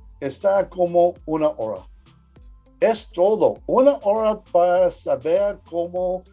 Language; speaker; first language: Spanish; early bilingual, heritage; English